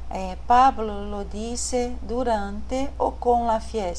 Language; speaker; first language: Spanish; non-native, fluent; Portuguese